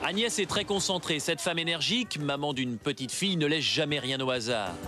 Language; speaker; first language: French; native; French